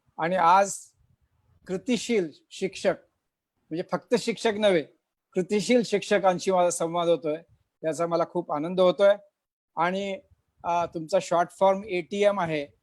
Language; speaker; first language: Marathi; native; Marathi